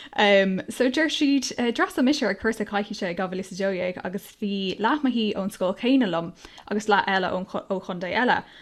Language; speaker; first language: Irish; non-native, local second language; English